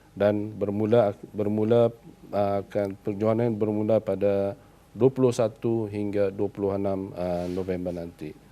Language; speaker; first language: Malay; native; Malay